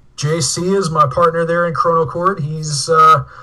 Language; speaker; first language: English; native; English